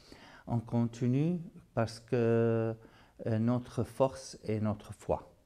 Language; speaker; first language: French; non-native, local second language; Arabic